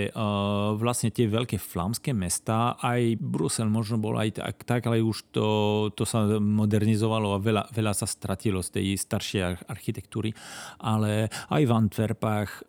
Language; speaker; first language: Slovak; non-native, fluent; French